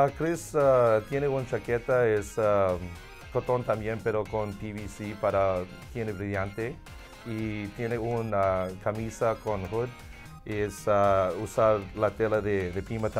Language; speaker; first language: Spanish; non-native, learner; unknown